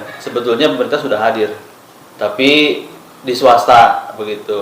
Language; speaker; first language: Indonesian; native; Indonesian